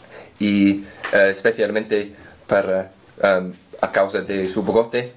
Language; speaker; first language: Spanish; non-native, learner; English